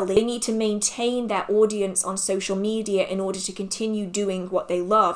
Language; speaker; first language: English; native; English